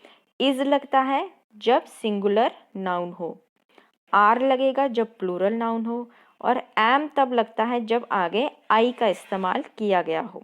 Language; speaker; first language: Hindi; non-native, local second language; Punjabi